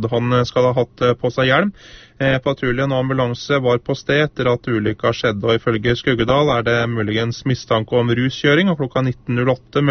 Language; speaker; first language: Norwegian; native; Norwegian